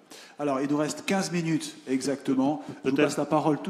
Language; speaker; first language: French; native; French